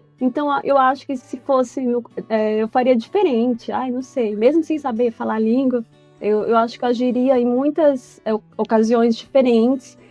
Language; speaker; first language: Portuguese; native; Portuguese